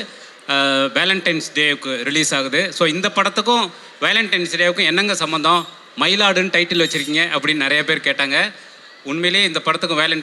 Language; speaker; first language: Tamil; native; Tamil